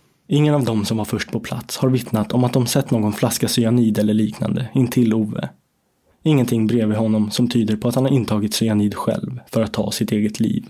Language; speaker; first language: Swedish; native; Swedish